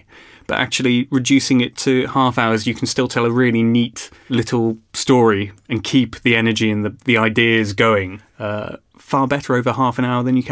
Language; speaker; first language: English; native; English